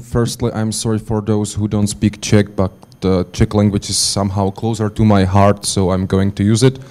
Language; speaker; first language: English; non-native, fluent; Czech